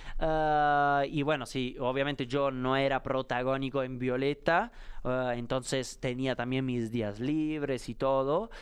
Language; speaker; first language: Spanish; non-native, fluent; Italian